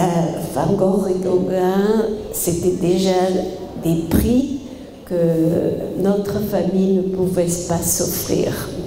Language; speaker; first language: French; non-native, fluent; German